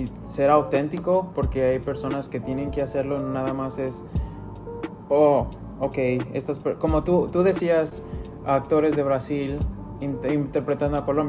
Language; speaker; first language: Spanish; early bilingual, other home language; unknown